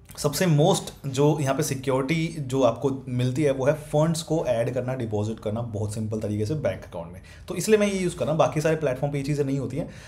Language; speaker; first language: Hindi; native; Hindi